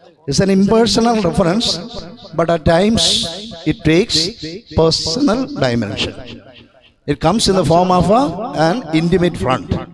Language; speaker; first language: English; non-native, local second language; Malayalam